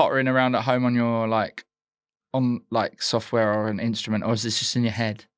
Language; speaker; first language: English; native; English